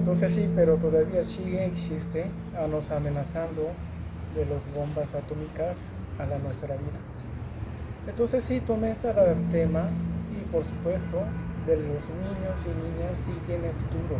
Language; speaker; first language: Spanish; non-native, learner; Japanese